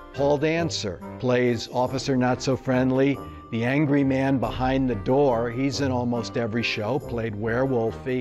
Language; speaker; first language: English; native; English